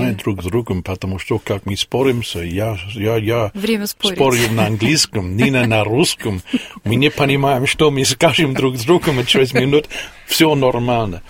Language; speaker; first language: Russian; non-native, learner; English